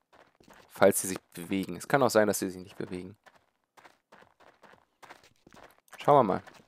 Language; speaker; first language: German; native; German